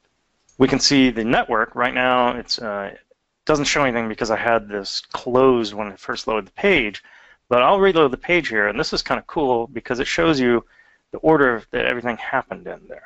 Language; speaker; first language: English; native; English